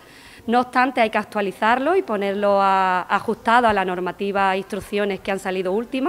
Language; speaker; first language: Spanish; native; Spanish